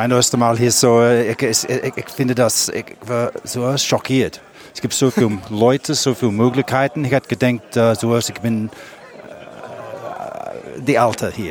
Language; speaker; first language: German; non-native, learner; English